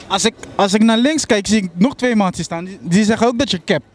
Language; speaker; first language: Dutch; native; Dutch